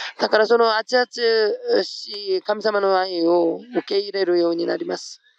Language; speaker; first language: Japanese; non-native, fluent; Korean